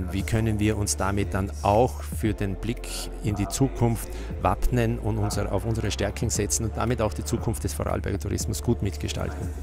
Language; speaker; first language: German; native; German